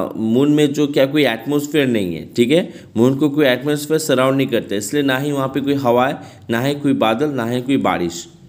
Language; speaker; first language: Hindi; non-native, local second language; Bangla